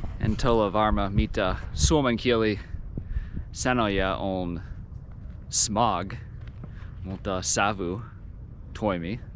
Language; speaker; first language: Finnish; non-native, learner; English